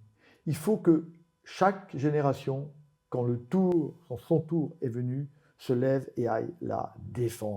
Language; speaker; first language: French; native; French